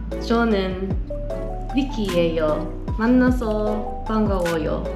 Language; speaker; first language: Korean; non-native, learner; English